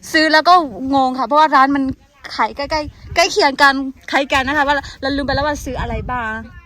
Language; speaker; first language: Thai; non-native, local second language; Karen languages